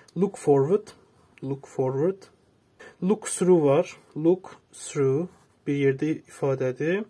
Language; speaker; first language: English; non-native, fluent; Azerbaijani